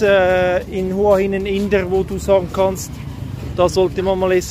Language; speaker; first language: German; native; German